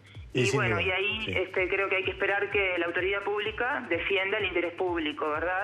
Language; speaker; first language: Spanish; native; Spanish